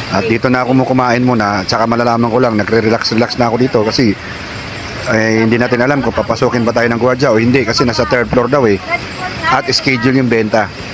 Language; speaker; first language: Filipino; native; Filipino